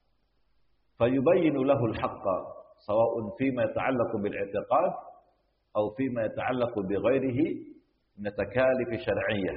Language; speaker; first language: Arabic; non-native, fluent; Indonesian